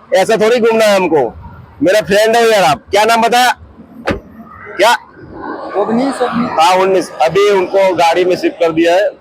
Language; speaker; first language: Hindi; non-native, local second language; Gujarati